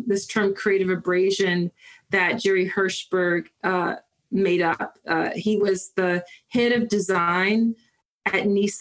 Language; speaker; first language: English; native; English